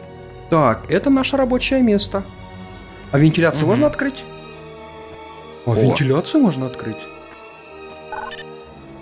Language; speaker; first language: Russian; native; Russian